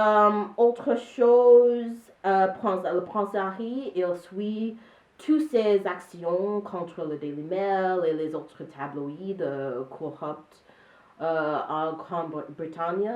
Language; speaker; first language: French; non-native, learner; English